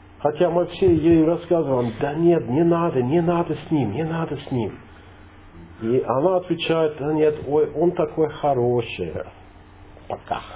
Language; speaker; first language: Russian; non-native, fluent; English